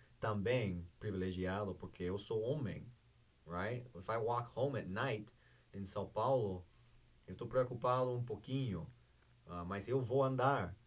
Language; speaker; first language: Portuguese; non-native, fluent; English